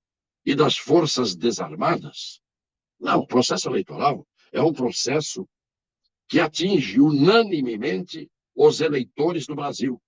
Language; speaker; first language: Portuguese; native; Portuguese